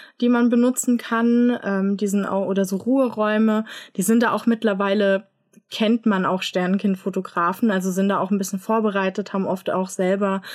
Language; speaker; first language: German; native; German